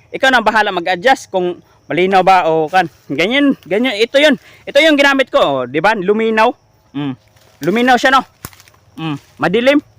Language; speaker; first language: Filipino; non-native, local second language; Cebuano